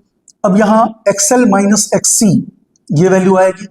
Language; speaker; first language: Hindi; native; Hindi